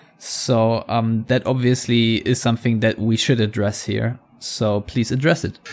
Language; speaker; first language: English; non-native, fluent; German